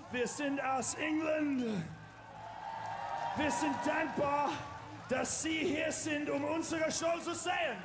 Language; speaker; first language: German; non-native, learner; English